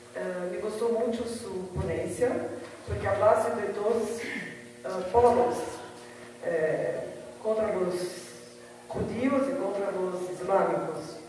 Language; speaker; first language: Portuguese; early bilingual, heritage; Spanish